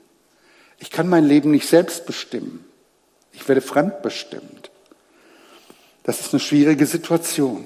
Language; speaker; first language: German; native; German